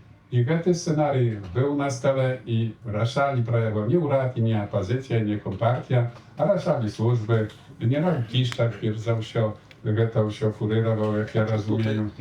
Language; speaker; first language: Polish; non-native, learner; Belarusian